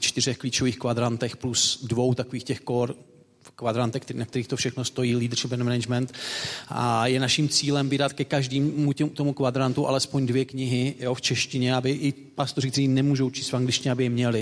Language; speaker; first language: Czech; native; Czech